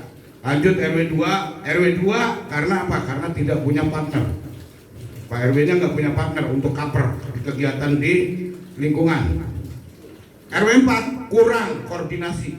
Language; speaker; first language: Indonesian; native; Indonesian